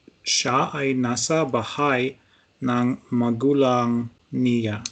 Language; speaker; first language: Filipino; non-native, learner; Russian